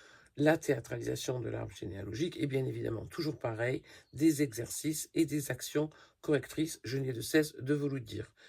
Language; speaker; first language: French; native; French